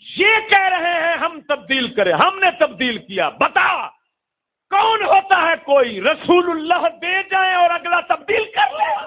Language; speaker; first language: Urdu; non-native, local second language; Punjabi